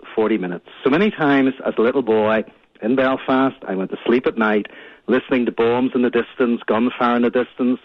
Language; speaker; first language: English; native; English